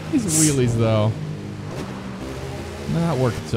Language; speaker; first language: English; native; English